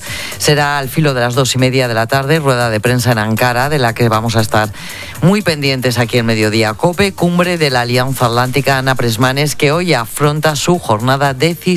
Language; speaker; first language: Spanish; native; Spanish